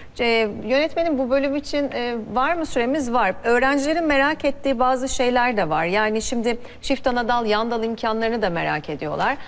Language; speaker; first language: Turkish; native; Turkish